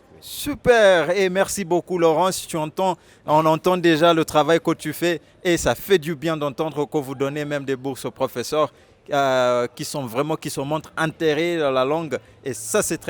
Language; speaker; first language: French; non-native, fluent; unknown